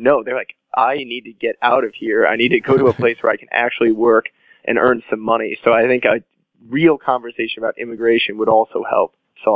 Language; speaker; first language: English; native; English